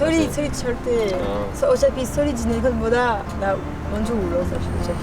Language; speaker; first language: Korean; non-native, learner; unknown